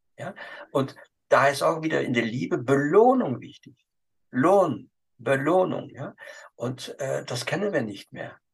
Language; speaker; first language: German; non-native, fluent; French